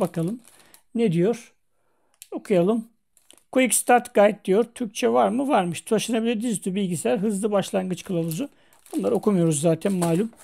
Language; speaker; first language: Turkish; native; Turkish